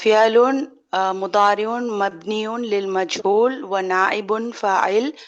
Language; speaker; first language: Arabic; non-native, learner; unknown